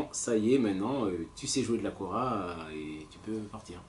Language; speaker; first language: French; native; French